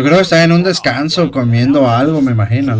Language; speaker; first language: Spanish; native; Spanish